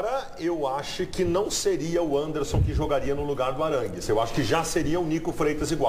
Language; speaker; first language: Portuguese; native; Portuguese